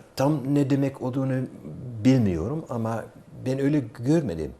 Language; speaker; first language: Turkish; non-native, fluent; Dutch